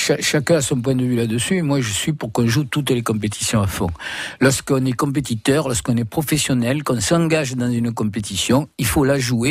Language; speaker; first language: French; native; French